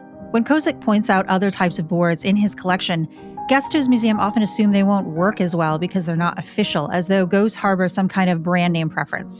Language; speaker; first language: English; native; English